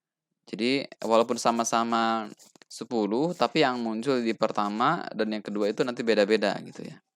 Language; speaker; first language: Indonesian; native; Indonesian